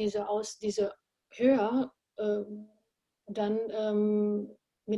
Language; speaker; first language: German; non-native, fluent; Indonesian